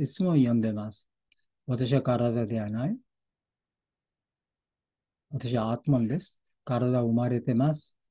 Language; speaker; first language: Japanese; non-native, fluent; Bangla